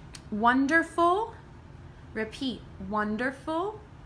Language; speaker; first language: English; native; English